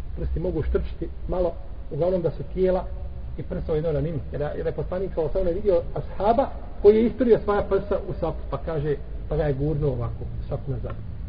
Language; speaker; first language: Bosnian; native; Bosnian